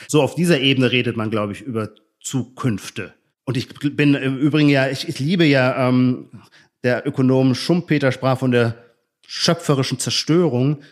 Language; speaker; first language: German; native; German